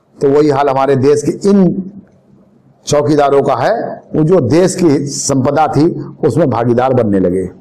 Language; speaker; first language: Hindi; native; Hindi